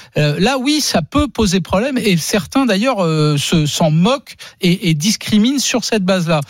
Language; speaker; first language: French; native; French